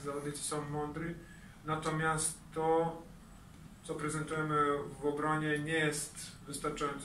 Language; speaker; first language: Polish; non-native, fluent; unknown